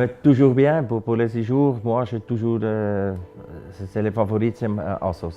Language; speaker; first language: French; non-native, local second language; German